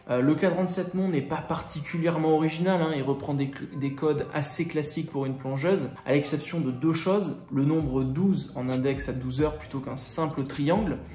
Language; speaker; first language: French; native; French